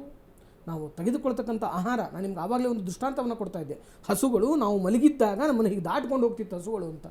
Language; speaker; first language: Kannada; native; Kannada